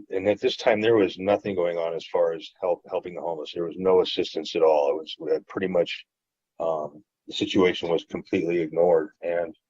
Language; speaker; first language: English; native; English